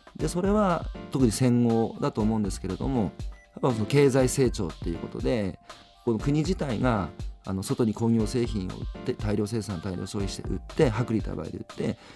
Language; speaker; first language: Japanese; native; Japanese